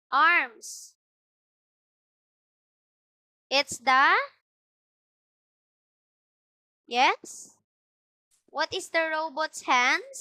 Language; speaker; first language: English; non-native, local second language; Filipino